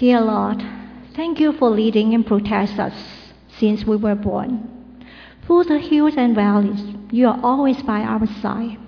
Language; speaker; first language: English; non-native, local second language; Chinese